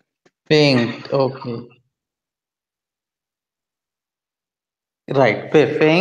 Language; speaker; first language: German; non-native, learner; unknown